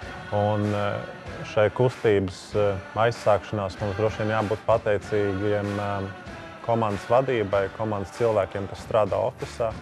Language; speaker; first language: Latvian; native; Latvian